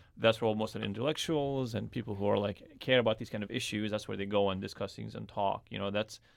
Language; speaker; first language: English; early bilingual, other home language; Arabic